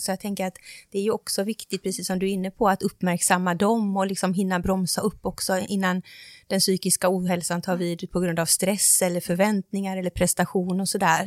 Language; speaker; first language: Swedish; native; Swedish